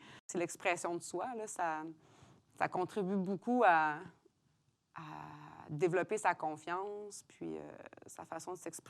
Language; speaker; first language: French; native; French